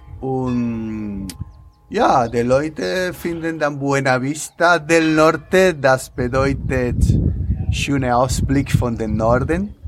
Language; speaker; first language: German; non-native, learner; Spanish